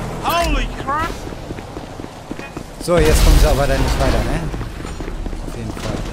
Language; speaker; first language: German; native; German